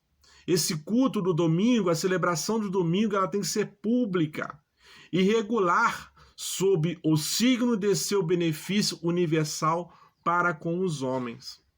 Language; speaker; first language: Portuguese; native; Portuguese